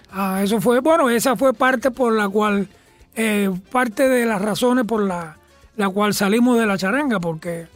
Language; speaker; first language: Spanish; early bilingual, heritage; Spanish